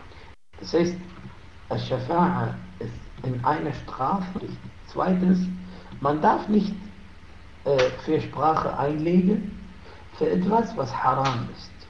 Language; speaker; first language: German; non-native, fluent; Arabic